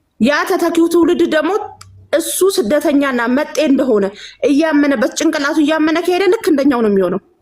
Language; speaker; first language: Amharic; non-native, local second language; Tigrinya